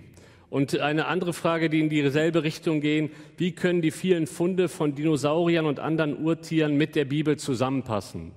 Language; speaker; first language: German; native; German